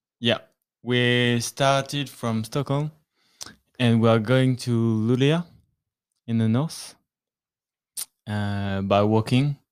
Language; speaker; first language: English; non-native, learner; French